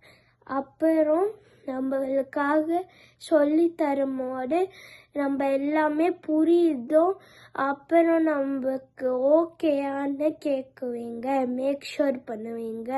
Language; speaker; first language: Tamil; early bilingual, heritage; Tamil